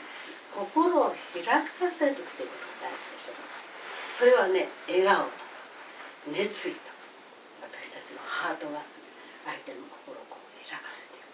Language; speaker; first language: Japanese; native; Japanese